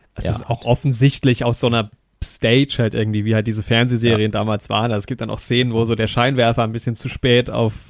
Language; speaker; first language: German; native; German